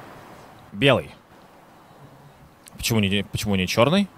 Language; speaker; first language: Russian; native; Russian